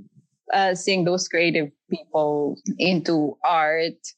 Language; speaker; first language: English; non-native, local second language; Filipino